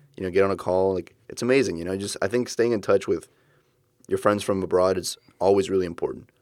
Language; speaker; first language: English; early bilingual, other home language; Spanish